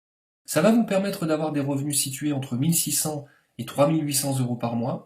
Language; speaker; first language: French; native; French